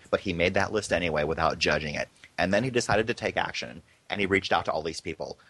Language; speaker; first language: English; native; English